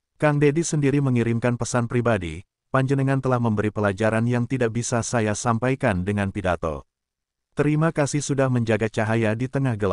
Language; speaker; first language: Indonesian; native; Indonesian